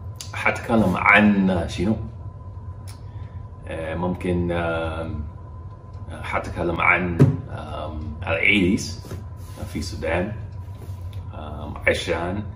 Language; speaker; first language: Arabic; non-native, learner; English